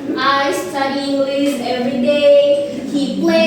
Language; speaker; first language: English; non-native, learner; Indonesian